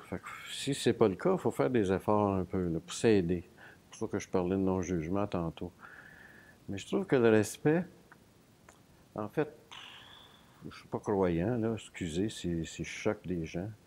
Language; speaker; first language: French; native; French